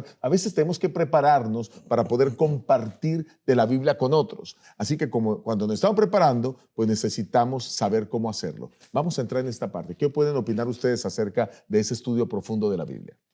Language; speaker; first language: Spanish; native; Spanish